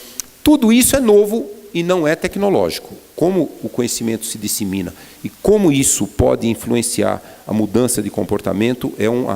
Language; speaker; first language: Portuguese; native; Portuguese